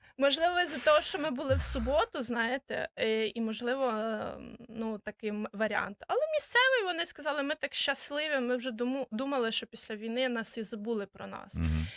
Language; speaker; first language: Ukrainian; native; Ukrainian